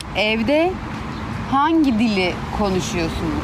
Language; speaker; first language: Turkish; native; Turkish